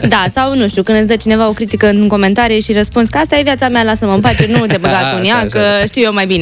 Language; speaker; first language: Romanian; native; Romanian